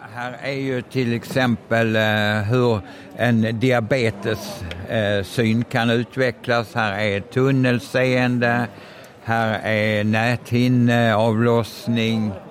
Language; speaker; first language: Swedish; native; Swedish